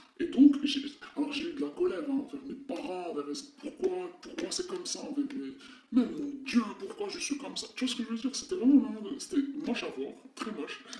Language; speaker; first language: French; non-native, local second language; Arabic